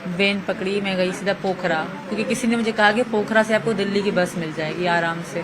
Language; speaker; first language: Urdu; non-native, local second language; Sindhi